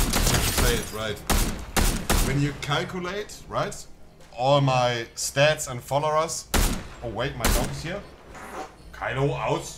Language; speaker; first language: English; non-native, fluent; German